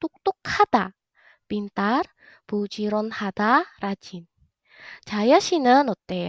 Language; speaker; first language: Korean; non-native, fluent; Indonesian